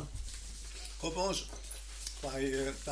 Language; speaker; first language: Norwegian; non-native, learner; German